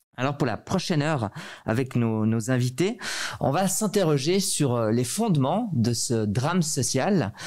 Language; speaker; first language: French; native; French